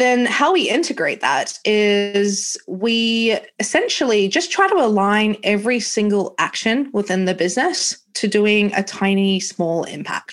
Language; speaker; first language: English; native; English